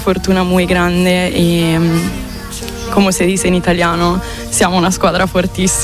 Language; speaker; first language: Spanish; non-native, fluent; Italian